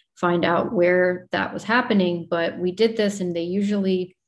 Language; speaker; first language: English; native; English